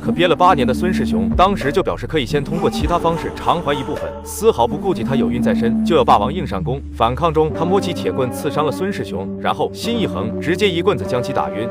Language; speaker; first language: Chinese; native; Chinese